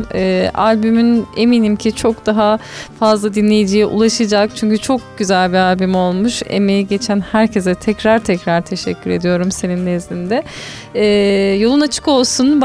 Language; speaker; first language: Turkish; native; Turkish